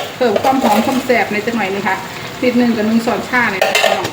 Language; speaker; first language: Thai; non-native, local second language; Northeastern Thai